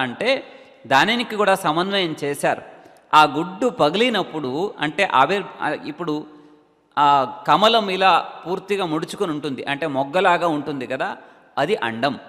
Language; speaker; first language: Telugu; native; Telugu